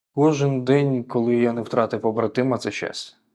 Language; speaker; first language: Ukrainian; native; Ukrainian